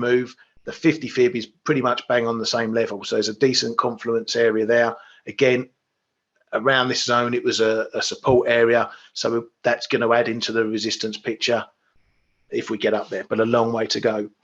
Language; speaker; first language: English; native; English